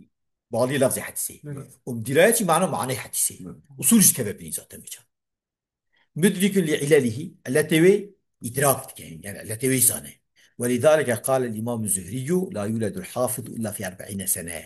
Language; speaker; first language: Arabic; non-native, learner; Kurdish